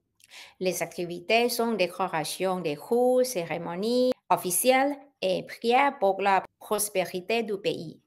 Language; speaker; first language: French; non-native, fluent; Thai